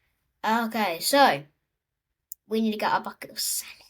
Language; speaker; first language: English; native; English